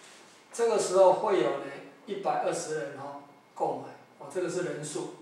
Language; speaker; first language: Chinese; native; Chinese